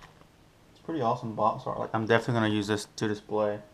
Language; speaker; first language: English; native; English